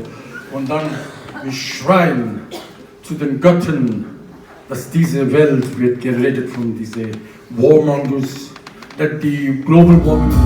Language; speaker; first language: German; non-native, fluent; Tibetan